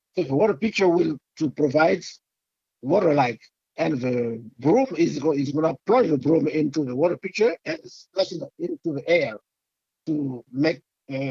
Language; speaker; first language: English; non-native, fluent; French